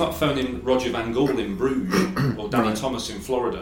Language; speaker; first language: English; native; English